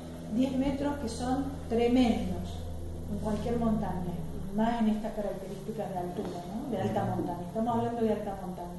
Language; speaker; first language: Spanish; native; Spanish